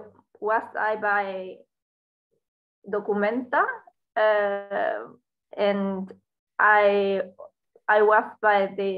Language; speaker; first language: English; non-native, learner; Spanish